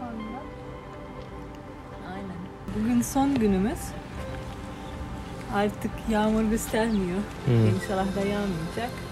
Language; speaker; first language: Turkish; non-native, fluent; Slovenian